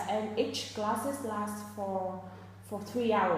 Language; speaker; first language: English; non-native, fluent; Vietnamese